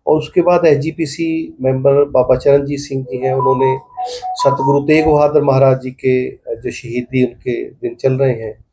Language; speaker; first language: Hindi; non-native, local second language; Punjabi